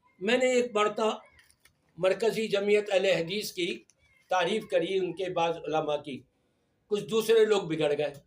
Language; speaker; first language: Urdu; native; Urdu